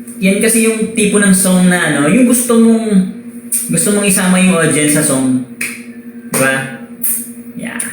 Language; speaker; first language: Filipino; non-native, local second language; Waray